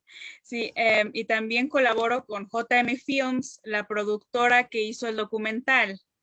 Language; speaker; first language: Spanish; native; Spanish